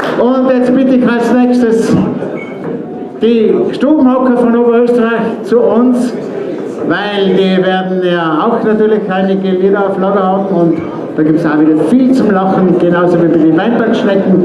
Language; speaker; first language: German; native; German